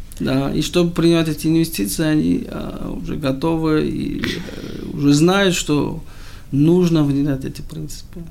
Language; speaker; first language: Russian; non-native, local second language; Tajik